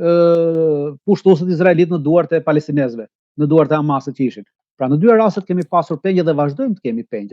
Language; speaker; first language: Albanian; native; Albanian